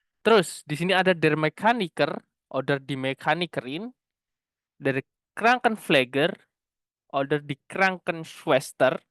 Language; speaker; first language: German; non-native, learner; Indonesian